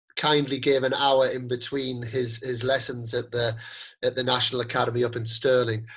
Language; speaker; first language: English; native; English